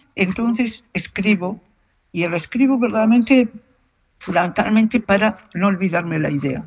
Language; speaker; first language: Spanish; native; Spanish